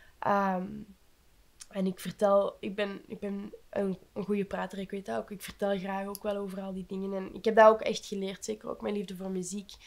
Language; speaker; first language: Dutch; native; Dutch